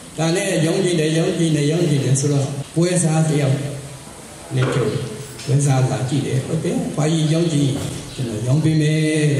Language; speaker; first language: Burmese; non-native, local second language; S'gaw Karen